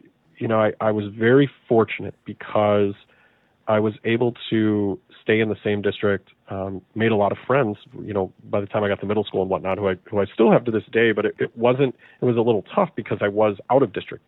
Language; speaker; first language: English; native; English